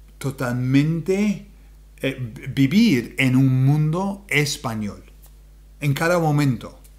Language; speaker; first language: Spanish; non-native, fluent; English